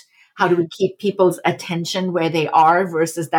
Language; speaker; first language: English; non-native, local second language; Hindi